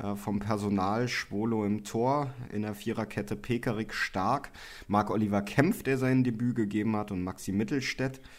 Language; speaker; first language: German; native; German